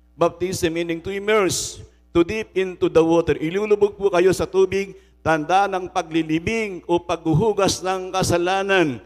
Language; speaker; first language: Filipino; native; Filipino